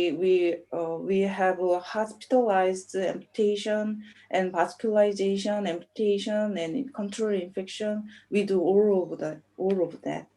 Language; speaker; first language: English; non-native, learner; Korean